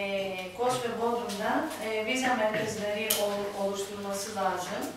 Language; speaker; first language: Turkish; non-native, learner; Greek